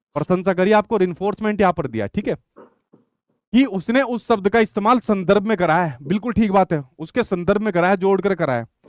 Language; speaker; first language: Hindi; native; Hindi